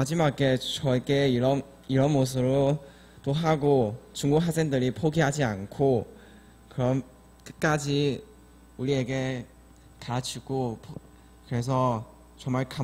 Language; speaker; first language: Korean; non-native, learner; Chinese